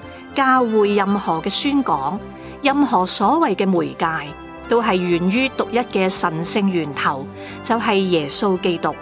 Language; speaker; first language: Chinese; non-native, local second language; Cantonese